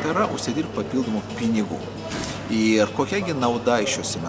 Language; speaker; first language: Lithuanian; native; Lithuanian